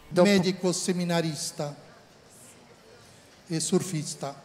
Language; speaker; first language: Italian; non-native, learner; Portuguese